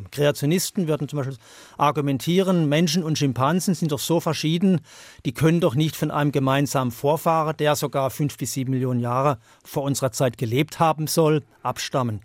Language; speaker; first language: German; native; German